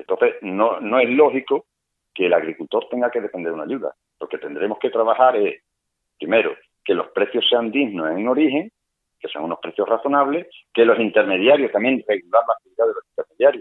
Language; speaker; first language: Spanish; native; Spanish